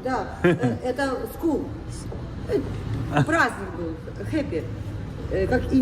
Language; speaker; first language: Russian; non-native, learner; Ukrainian